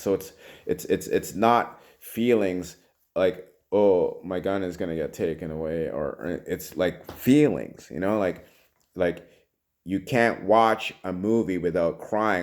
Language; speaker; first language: English; native; English